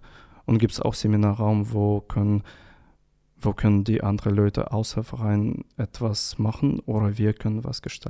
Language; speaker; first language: German; non-native, learner; Russian